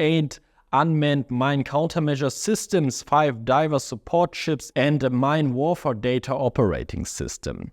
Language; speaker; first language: English; non-native, fluent; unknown